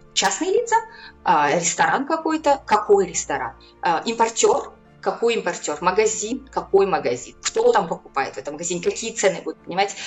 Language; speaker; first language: Russian; native; Russian